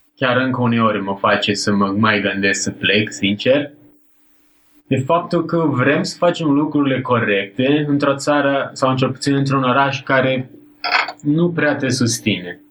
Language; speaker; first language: Romanian; non-native, fluent; Italian